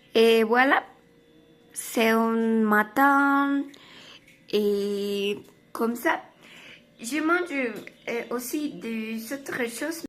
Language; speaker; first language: French; non-native, learner; Spanish